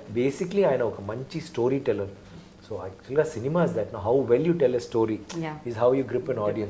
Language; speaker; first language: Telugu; non-native, learner; Tamil